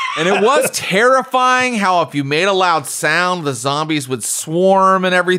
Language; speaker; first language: English; native; English